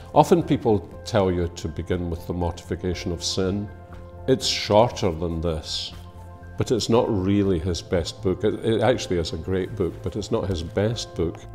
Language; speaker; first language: English; native; English